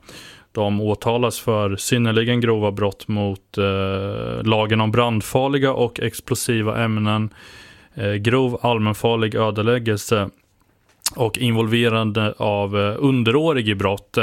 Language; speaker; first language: Swedish; native; Swedish